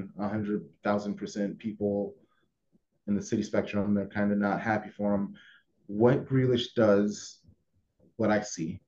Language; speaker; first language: English; native; English